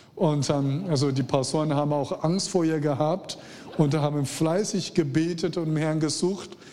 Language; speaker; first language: German; non-native, fluent; Chinese